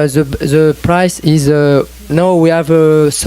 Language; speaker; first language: English; non-native, learner; French